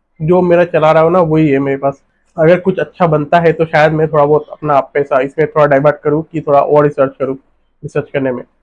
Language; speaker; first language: Hindi; non-native, local second language; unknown